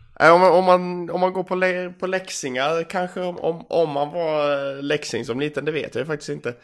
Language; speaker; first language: Swedish; native; Swedish